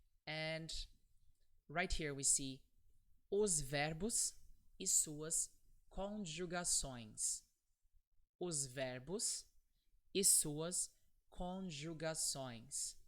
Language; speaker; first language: Portuguese; non-native, fluent; English